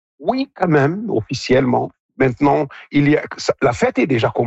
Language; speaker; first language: French; non-native, fluent; Portuguese